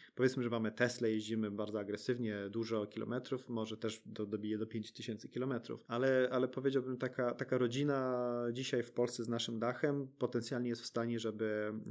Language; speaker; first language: Polish; early bilingual, heritage; Polish